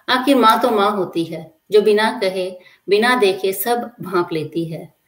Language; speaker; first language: Hindi; native; Hindi